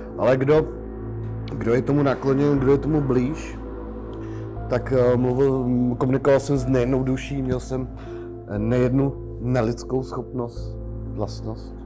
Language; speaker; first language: Czech; native; Czech